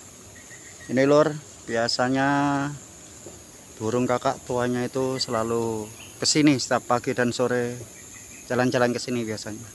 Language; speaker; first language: Indonesian; non-native, local second language; Javanese